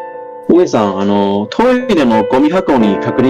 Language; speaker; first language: Japanese; non-native, learner; Chinese